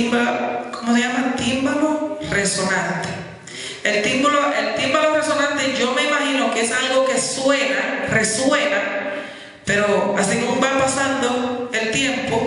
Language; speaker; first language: Spanish; native; Spanish